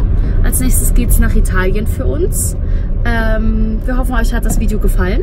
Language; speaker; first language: German; native; German